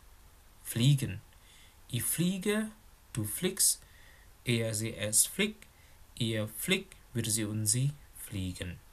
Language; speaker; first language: German; non-native, fluent; Indonesian